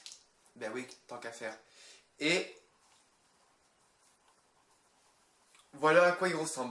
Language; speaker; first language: French; native; French